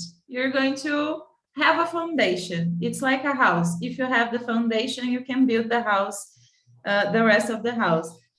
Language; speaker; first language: English; non-native, fluent; Portuguese